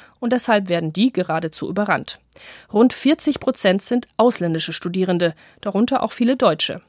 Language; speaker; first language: German; native; German